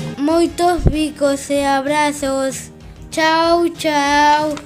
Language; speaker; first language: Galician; non-native, local second language; Spanish